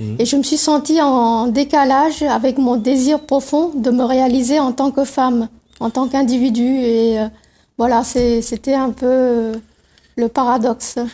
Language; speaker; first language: French; non-native, local second language; Tamil